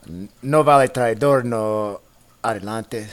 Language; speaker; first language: Spanish; non-native, learner; English